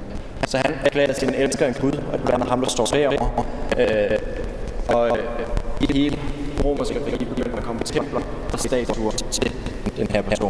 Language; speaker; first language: Danish; native; Danish